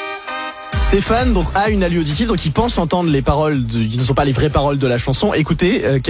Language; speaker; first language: French; native; French